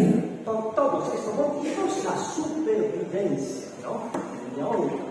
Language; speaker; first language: Spanish; non-native, learner; Italian